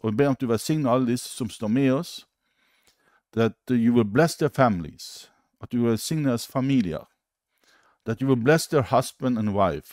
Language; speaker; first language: English; non-native, fluent; Norwegian